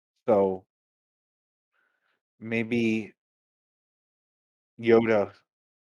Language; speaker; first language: English; native; English